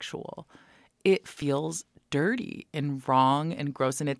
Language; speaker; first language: English; native; English